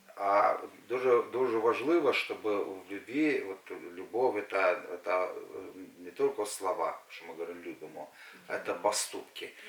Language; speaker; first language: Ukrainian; non-native, local second language; Russian